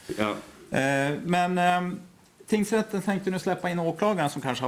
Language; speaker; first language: Swedish; non-native, fluent; German